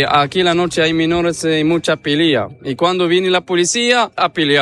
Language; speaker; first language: Spanish; non-native, learner; Arabic